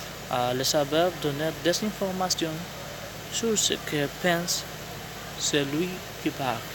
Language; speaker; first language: French; non-native, learner; Spanish